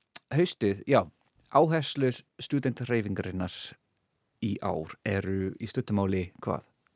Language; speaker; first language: Icelandic; non-native, fluent; English